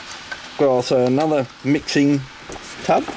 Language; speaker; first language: English; native; English